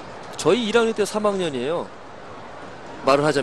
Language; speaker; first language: Korean; native; Korean